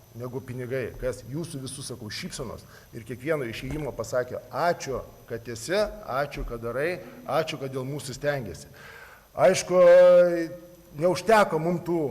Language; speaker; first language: Lithuanian; native; Lithuanian